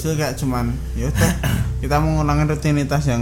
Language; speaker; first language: Indonesian; native; Indonesian